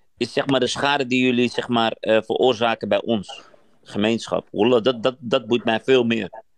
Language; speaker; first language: Dutch; early bilingual, other home language; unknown